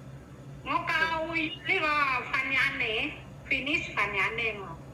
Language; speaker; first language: Cantonese; non-native, learner; Indonesian